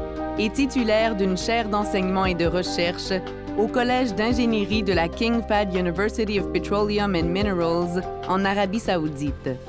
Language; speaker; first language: French; native; French